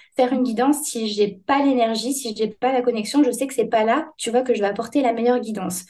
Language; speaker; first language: French; native; French